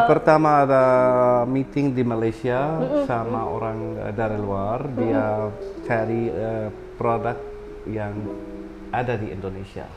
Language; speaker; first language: Indonesian; non-native, learner; Arabic